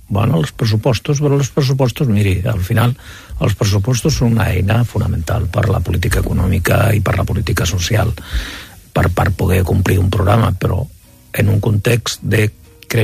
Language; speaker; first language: Catalan; non-native, local second language; Spanish